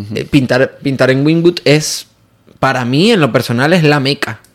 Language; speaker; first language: Spanish; native; Spanish